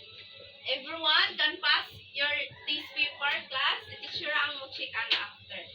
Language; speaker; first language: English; non-native, local second language; Cebuano